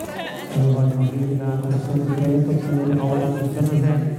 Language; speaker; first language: Dutch; native; Dutch